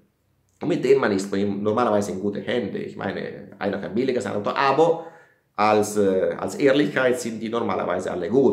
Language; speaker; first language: German; non-native, fluent; Italian